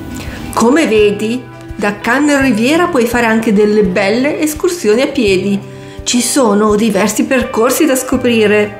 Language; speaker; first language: Italian; native; Italian